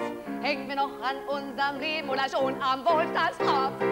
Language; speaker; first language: German; native; German